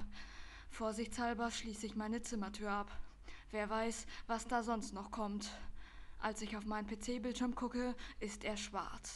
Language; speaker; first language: German; native; German